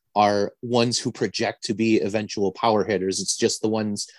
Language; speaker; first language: English; native; English